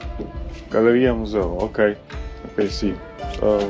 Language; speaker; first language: Spanish; non-native, learner; Polish